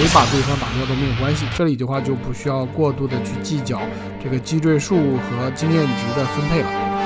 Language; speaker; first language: Chinese; native; Chinese